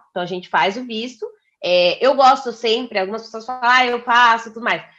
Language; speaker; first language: Portuguese; native; Portuguese